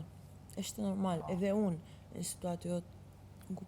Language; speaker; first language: Albanian; non-native, learner; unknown